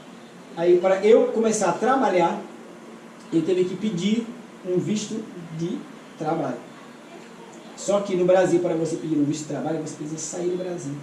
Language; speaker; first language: Portuguese; non-native, fluent; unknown